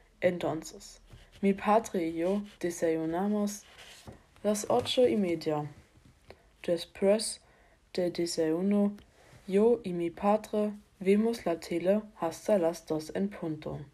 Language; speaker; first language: Spanish; non-native, learner; German